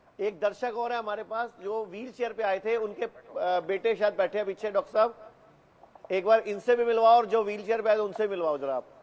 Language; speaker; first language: Hindi; native; Hindi